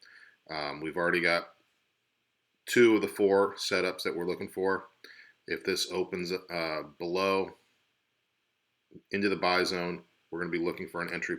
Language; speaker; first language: English; native; English